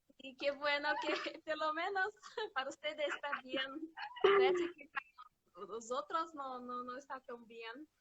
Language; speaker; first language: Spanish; non-native, learner; Portuguese